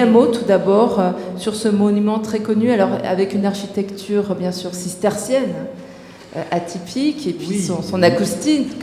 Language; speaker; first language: French; native; French